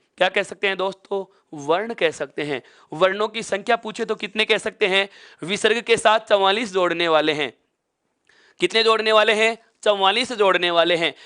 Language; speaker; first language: Hindi; native; Hindi